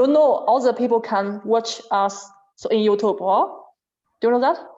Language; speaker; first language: English; non-native, learner; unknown